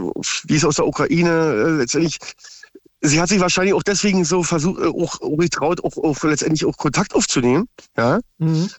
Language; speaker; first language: German; native; German